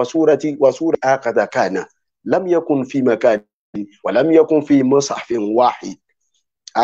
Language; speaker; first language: Arabic; non-native, fluent; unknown